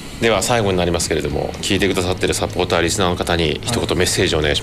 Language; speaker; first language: Japanese; native; Japanese